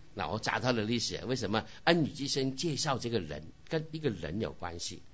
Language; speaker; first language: Chinese; non-native, local second language; Cantonese